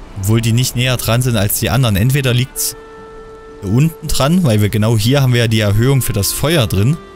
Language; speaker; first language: German; native; German